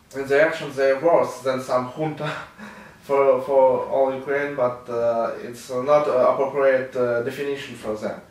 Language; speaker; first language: English; non-native, learner; Ukrainian